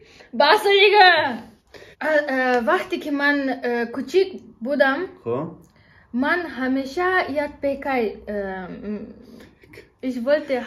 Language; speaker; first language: Persian; non-native, learner; German